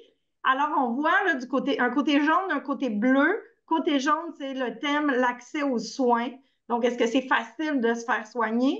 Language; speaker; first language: French; native; French